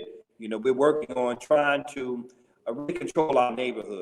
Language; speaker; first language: English; native; English